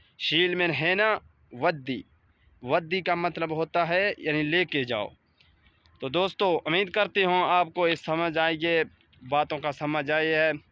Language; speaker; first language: Urdu; non-native, local second language; Baluchi